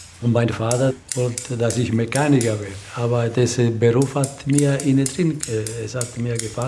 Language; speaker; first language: German; non-native, learner; Italian